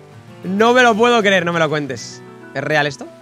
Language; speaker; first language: Spanish; native; Spanish